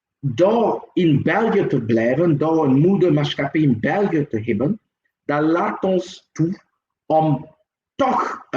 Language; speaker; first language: Dutch; non-native, local second language; French